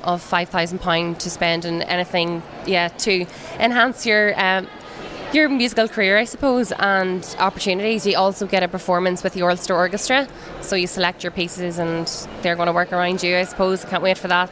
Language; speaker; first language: English; native; English